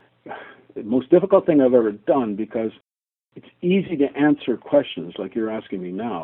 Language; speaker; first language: English; native; English